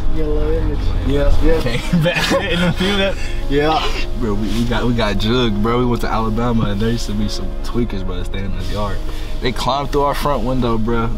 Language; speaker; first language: English; native; English